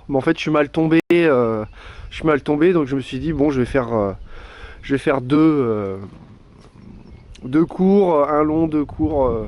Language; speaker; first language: French; native; French